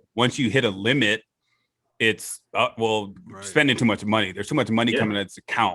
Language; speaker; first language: English; native; English